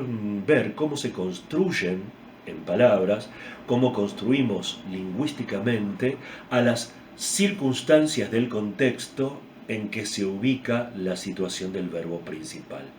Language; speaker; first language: Spanish; native; Spanish